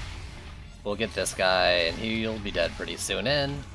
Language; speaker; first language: English; native; English